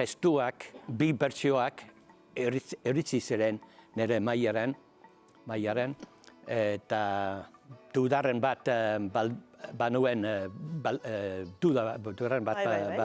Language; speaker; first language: Basque; non-native, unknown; English